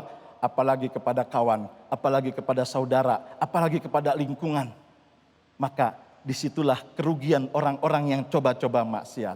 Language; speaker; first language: Indonesian; native; Indonesian